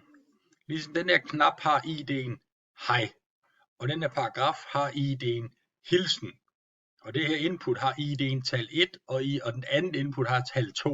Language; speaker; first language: Danish; native; Danish